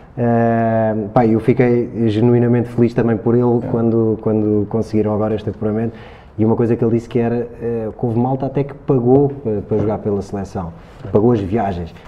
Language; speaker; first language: Portuguese; native; Portuguese